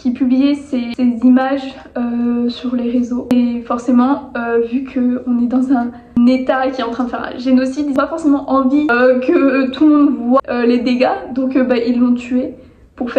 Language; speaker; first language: French; native; French